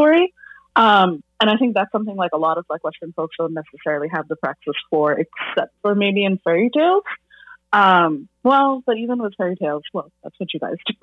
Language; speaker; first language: English; non-native, local second language; Bangla